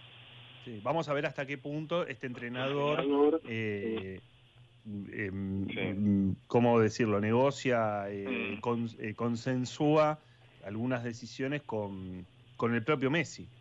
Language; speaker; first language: Spanish; native; Spanish